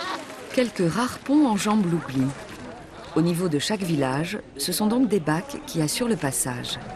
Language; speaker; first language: French; native; French